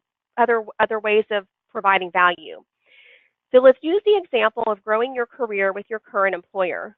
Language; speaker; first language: English; native; English